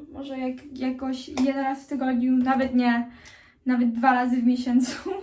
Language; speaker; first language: Polish; early bilingual, heritage; Polish